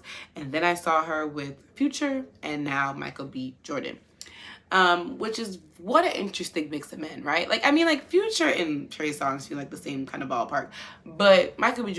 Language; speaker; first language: English; native; English